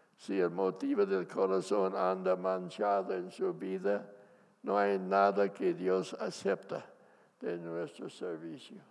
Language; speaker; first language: Spanish; non-native, fluent; English